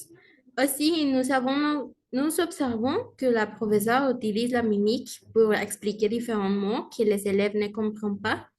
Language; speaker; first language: French; non-native, learner; Spanish